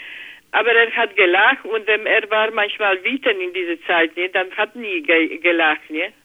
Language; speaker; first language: German; non-native, learner; Polish